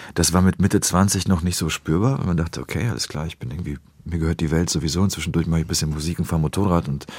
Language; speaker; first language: German; early bilingual, other home language; Polish